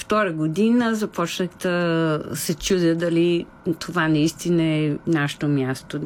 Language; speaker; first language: Bulgarian; non-native, fluent; English